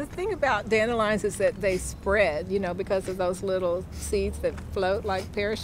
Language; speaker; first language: English; native; English